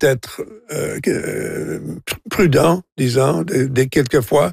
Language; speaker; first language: French; non-native, local second language; English